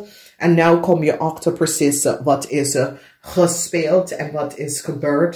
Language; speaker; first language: Dutch; non-native, learner; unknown